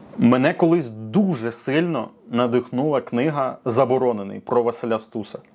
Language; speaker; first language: Ukrainian; non-native, local second language; Russian